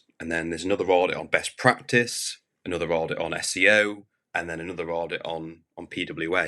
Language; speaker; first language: English; native; English